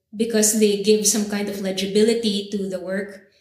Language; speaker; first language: English; native; English